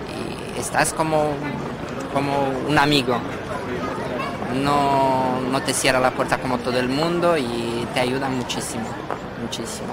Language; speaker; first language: Spanish; non-native, fluent; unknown